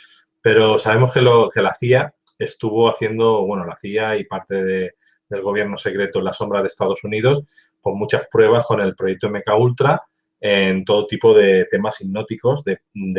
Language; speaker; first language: Spanish; native; Spanish